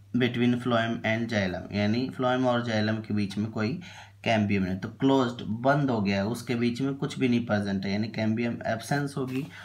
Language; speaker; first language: Hindi; native; Hindi